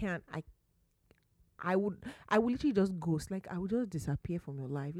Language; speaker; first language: English; non-native, local second language; Yoruba